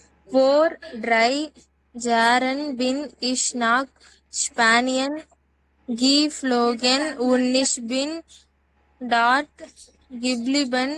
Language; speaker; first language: German; non-native, learner; Tamil